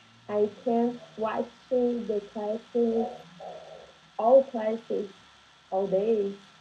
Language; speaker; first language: English; non-native, learner; Portuguese